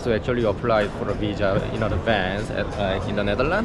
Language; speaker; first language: English; non-native, fluent; Korean